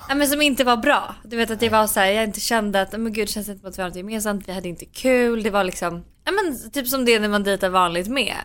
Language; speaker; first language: Swedish; native; Swedish